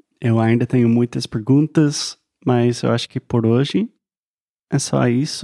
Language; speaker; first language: Portuguese; non-native, fluent; English